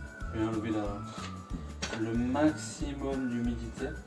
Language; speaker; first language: French; native; French